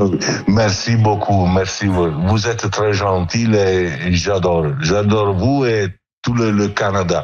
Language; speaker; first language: French; non-native, learner; Italian